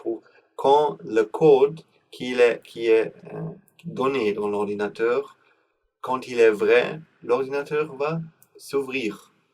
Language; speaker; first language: French; non-native, learner; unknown